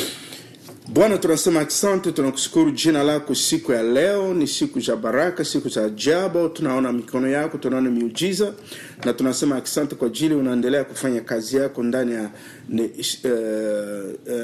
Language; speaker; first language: English; non-native, learner; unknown